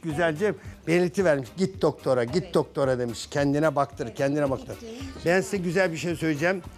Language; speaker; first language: Turkish; native; Turkish